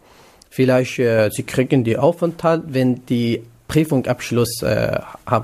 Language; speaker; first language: German; non-native, learner; Kurdish